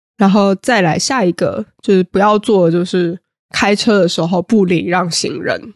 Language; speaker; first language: Chinese; native; Chinese